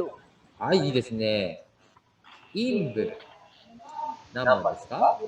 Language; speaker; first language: Japanese; native; Japanese